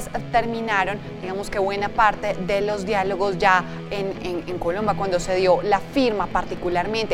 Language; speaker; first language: Spanish; native; Spanish